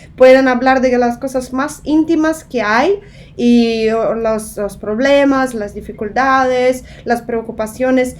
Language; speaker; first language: Spanish; non-native, fluent; Russian